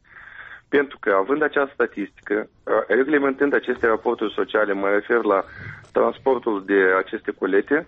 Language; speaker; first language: Romanian; native; Romanian